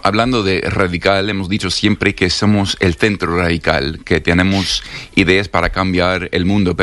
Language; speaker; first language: Spanish; non-native, fluent; English